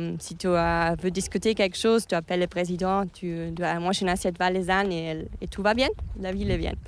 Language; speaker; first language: French; non-native, fluent; German